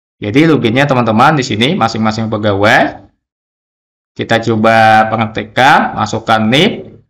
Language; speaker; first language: Indonesian; native; Indonesian